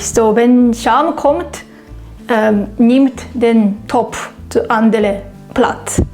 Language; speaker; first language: German; non-native, learner; Japanese